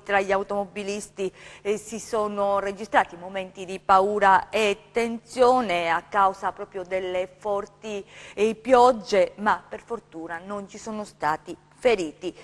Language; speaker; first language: Italian; native; Italian